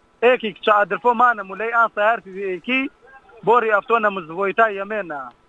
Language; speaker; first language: Greek; non-native, learner; Kurdish